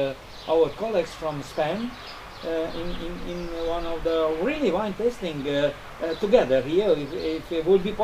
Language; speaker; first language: English; non-native, learner; Romanian